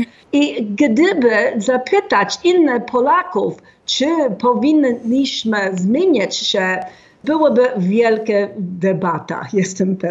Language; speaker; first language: Polish; non-native, fluent; English